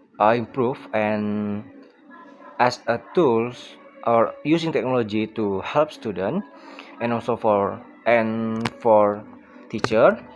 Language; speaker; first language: English; non-native, learner; Indonesian